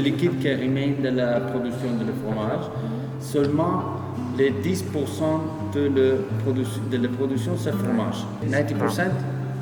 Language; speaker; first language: French; non-native, learner; Italian